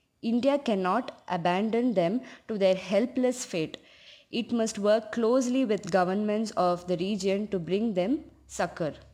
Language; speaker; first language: English; non-native, local second language; Tamil